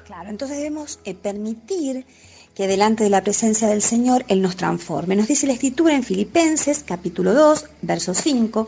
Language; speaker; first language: Spanish; native; Spanish